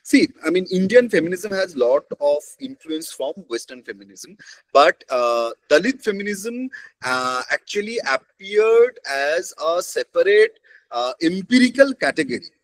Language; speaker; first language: English; non-native, local second language; Bangla